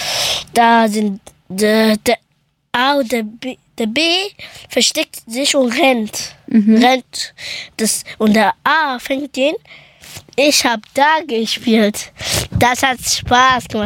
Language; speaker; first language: German; early bilingual, other home language; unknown